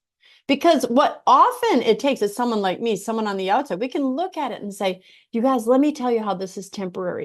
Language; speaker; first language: English; native; English